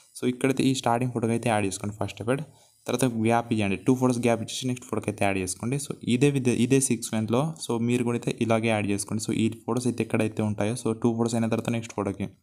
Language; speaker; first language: Telugu; non-native, local second language; Gondi